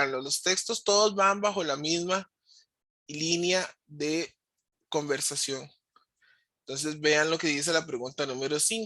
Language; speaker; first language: Spanish; native; Spanish